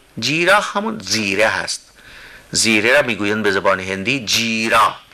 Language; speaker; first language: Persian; non-native, fluent; Hindi